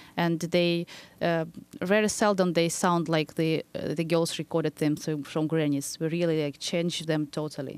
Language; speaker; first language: English; non-native, fluent; Ukrainian